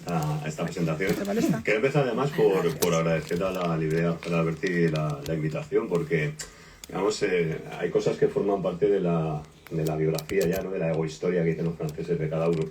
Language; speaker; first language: Spanish; native; Spanish